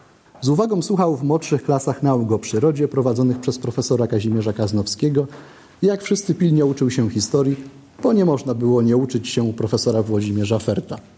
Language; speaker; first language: Polish; native; Polish